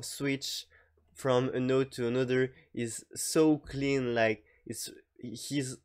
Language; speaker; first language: English; non-native, fluent; French